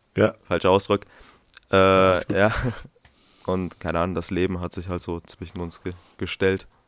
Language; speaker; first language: German; non-native, fluent; Romanian